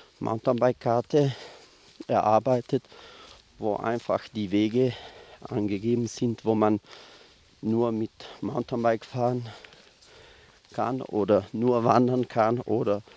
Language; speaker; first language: German; non-native, local second language; Ladin